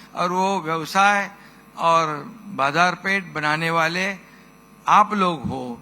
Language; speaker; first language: Hindi; non-native, local second language; Marathi